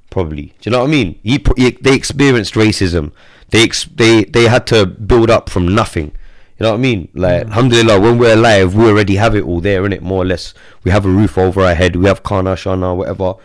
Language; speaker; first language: English; native; English